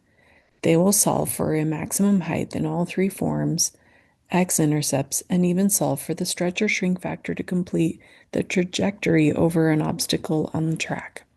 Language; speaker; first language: English; native; English